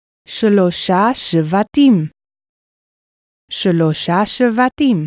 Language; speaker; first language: Hebrew; non-native, fluent; English